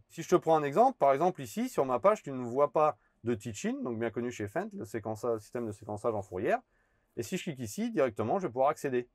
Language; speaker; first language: French; native; French